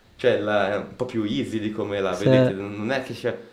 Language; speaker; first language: Italian; native; Italian